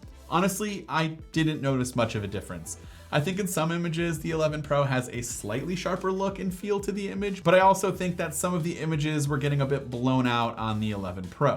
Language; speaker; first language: English; native; English